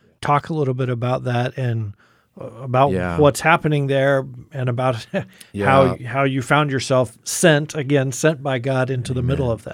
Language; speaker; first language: English; native; English